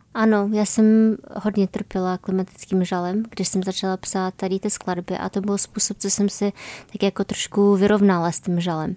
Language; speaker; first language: Czech; non-native, fluent; Polish